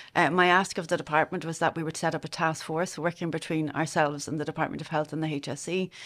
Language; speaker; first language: English; native; English